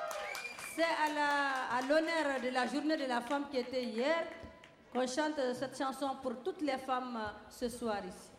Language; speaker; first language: French; non-native, local second language; Tamasheq